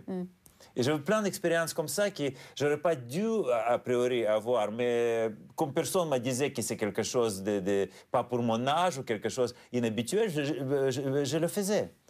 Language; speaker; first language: French; non-native, fluent; Russian